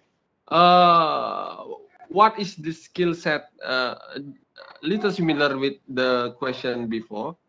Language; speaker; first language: English; non-native, fluent; Indonesian